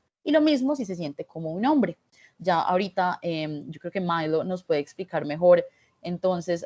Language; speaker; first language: Spanish; native; Spanish